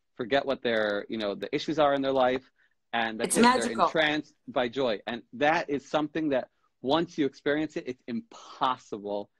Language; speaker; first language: English; native; English